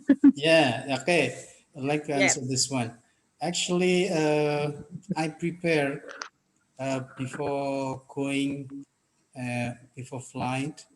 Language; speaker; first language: English; non-native, fluent; Indonesian